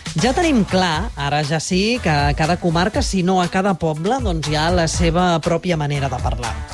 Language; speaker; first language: Catalan; native; Catalan